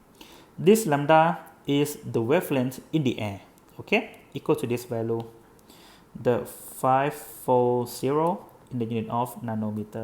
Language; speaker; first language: English; non-native, fluent; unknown